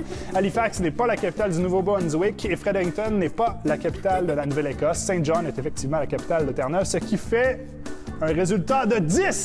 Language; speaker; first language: French; native; French